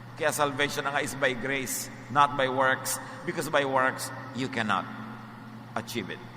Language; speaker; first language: English; non-native, local second language; Filipino